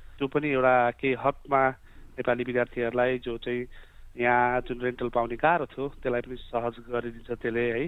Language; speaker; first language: Nepali; native; Nepali